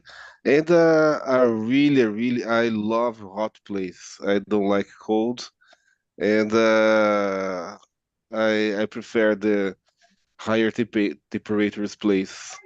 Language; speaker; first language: English; non-native, learner; Portuguese